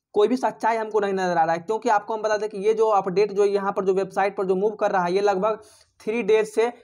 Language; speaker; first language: Hindi; native; Hindi